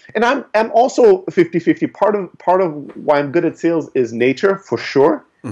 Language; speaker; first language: English; early bilingual, other home language; German